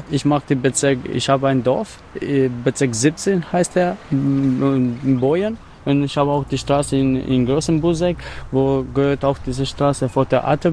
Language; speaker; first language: German; non-native, learner; Albanian